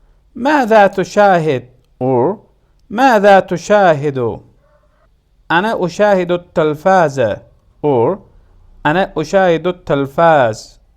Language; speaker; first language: Arabic; non-native, fluent; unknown